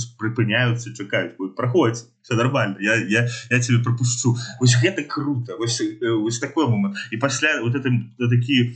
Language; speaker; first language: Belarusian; non-native, local second language; Russian